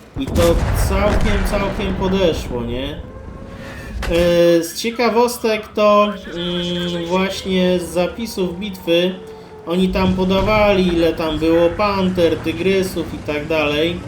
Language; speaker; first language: Polish; native; Polish